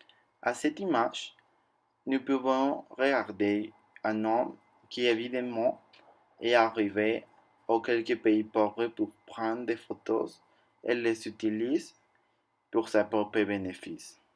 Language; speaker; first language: French; non-native, learner; Spanish